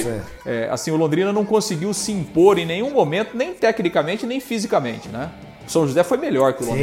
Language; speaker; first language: Portuguese; native; Portuguese